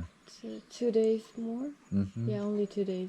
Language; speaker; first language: English; non-native, fluent; Japanese